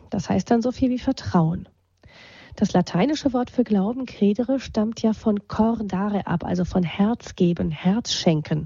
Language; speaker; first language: German; native; German